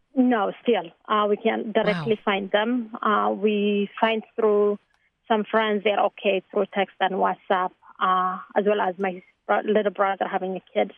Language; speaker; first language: English; non-native, fluent; Tigrinya